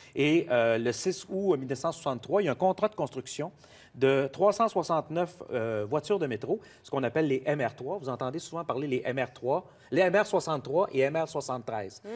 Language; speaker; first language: French; native; French